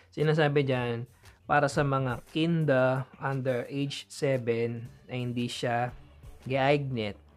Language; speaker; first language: Filipino; native; Filipino